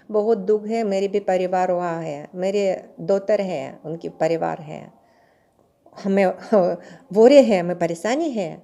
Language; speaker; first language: Hindi; non-native, learner; Russian